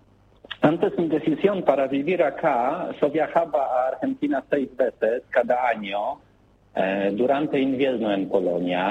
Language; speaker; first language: Spanish; non-native, learner; Polish